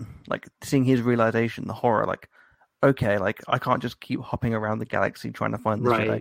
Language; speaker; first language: English; native; English